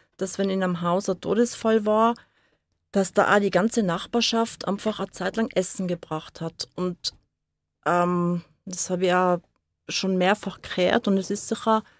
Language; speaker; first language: German; native; German